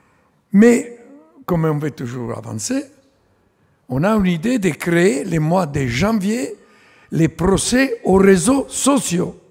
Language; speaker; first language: French; non-native, fluent; Italian